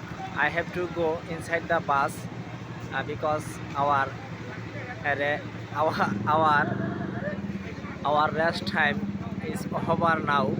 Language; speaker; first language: English; non-native, learner; Bangla